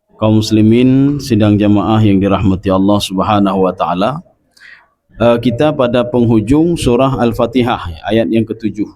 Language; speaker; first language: Malay; non-native, local second language; Achinese